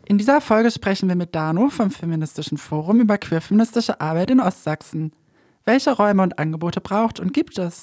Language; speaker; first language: German; native; German